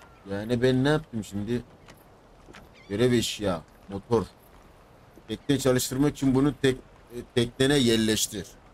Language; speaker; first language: Turkish; native; Turkish